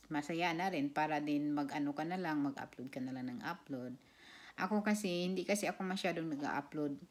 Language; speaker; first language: Filipino; non-native, local second language; Cebuano